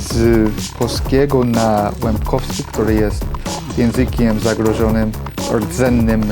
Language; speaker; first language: Polish; non-native, fluent; English